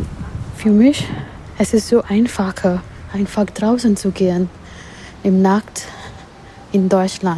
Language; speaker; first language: German; non-native, learner; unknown